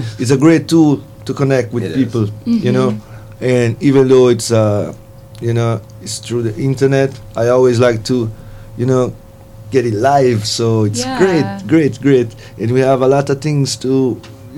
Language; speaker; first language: English; non-native, fluent; Portuguese